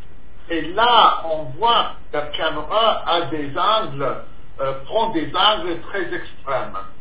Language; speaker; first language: French; non-native, fluent; English